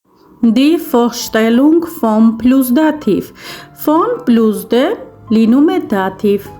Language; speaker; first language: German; non-native, fluent; Armenian